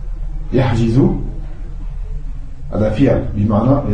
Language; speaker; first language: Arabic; non-native, fluent; French